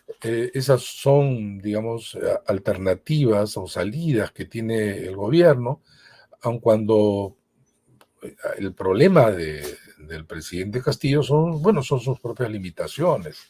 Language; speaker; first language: Spanish; native; Spanish